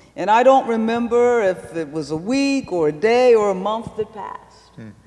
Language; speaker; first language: English; native; English